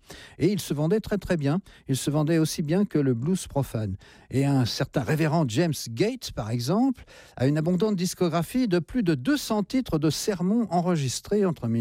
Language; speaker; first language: French; native; French